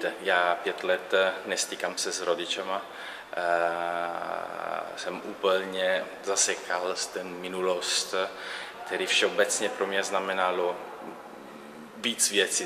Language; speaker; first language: Czech; non-native, learner; Italian